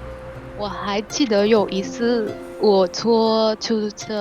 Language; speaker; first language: Chinese; non-native, fluent; Vietnamese